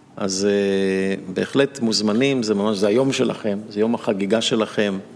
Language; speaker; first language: Hebrew; native; Hebrew